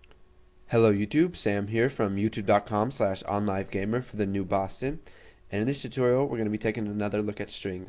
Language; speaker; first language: English; native; English